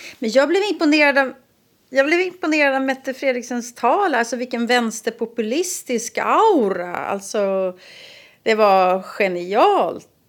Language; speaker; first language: Swedish; native; Swedish